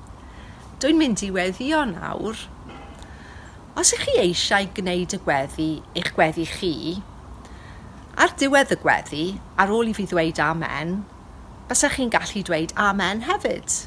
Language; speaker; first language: Welsh; non-native, local second language; English